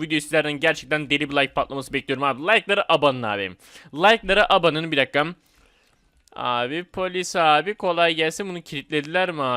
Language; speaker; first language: Turkish; native; Turkish